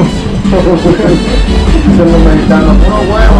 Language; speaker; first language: Spanish; native; Spanish